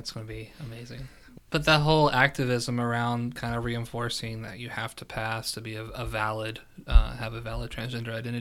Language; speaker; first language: English; native; English